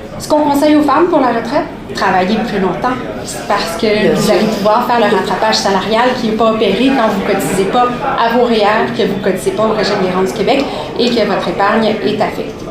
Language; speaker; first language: French; native; French